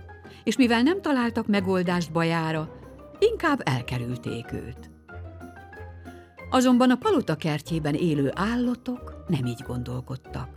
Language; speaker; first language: Hungarian; native; Hungarian